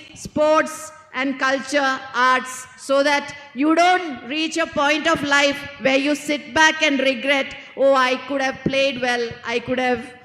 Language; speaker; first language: English; non-native, local second language; Malayalam